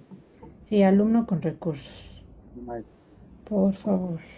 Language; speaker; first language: Spanish; native; Spanish